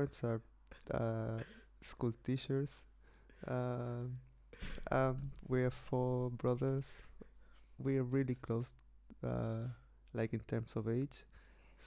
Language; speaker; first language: English; non-native, fluent; Spanish